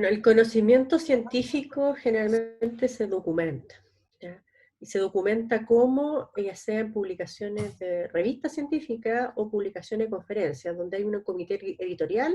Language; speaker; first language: Spanish; native; Spanish